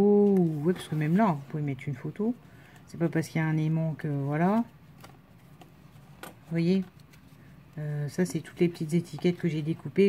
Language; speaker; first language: French; native; French